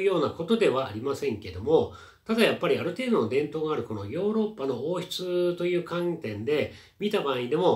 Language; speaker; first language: Japanese; native; Japanese